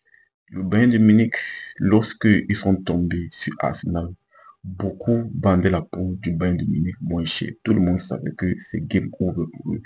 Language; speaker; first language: French; native; French